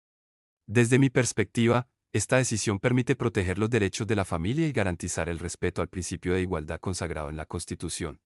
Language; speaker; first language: Spanish; native; Spanish